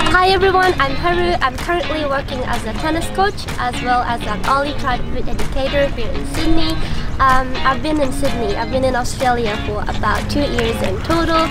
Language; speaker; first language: English; non-native, fluent; Japanese